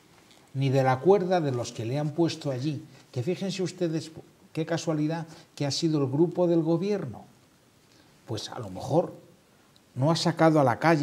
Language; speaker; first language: Spanish; native; Spanish